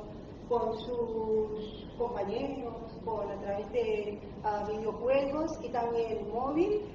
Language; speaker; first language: Spanish; non-native, learner; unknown